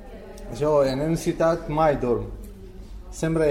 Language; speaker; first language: Catalan; non-native, learner; Arabic